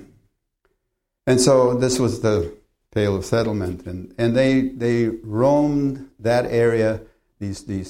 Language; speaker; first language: English; early bilingual, other home language; Polish